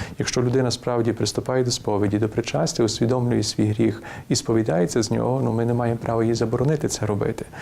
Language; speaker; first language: Ukrainian; native; Ukrainian